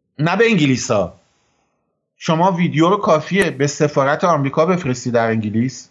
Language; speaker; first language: Persian; native; Persian